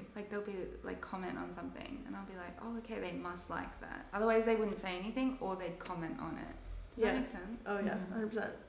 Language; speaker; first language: English; native; English